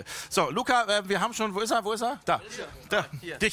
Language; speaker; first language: German; native; German